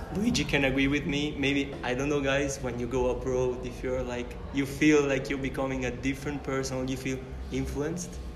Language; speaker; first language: English; non-native, fluent; Italian